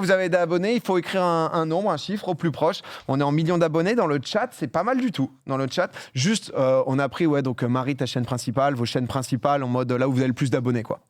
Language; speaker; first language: French; native; French